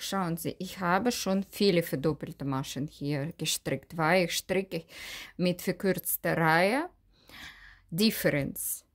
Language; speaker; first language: German; non-native, learner; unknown